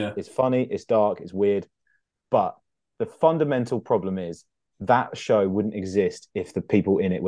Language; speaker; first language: English; native; English